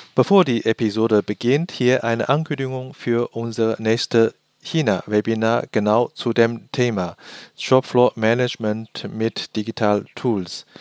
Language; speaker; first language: German; non-native, fluent; Chinese